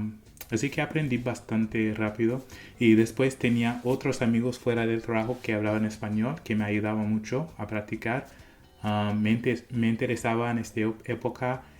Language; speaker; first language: Spanish; non-native, fluent; English